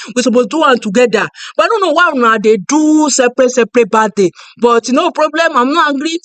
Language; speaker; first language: Nigerian Pidgin; non-native, local second language; Yoruba